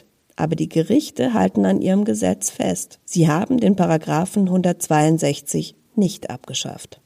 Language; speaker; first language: German; native; German